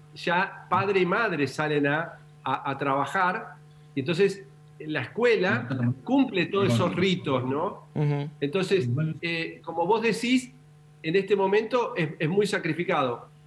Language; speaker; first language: Spanish; native; Spanish